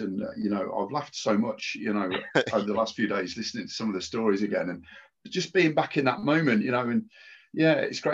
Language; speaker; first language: English; native; English